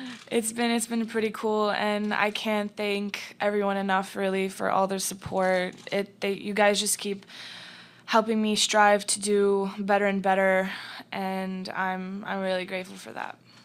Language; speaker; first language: English; early bilingual, other home language; Romanian